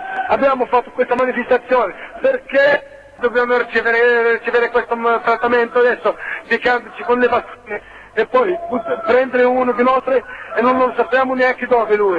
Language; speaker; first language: Italian; non-native, learner; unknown